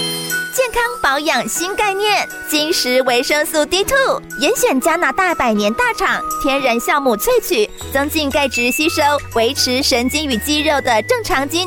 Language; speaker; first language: Chinese; native; Chinese